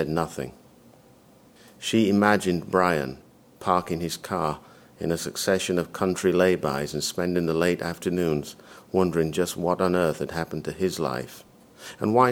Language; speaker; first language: English; native; English